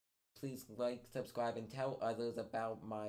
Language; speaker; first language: English; native; English